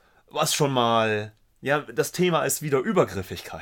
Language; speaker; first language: German; native; German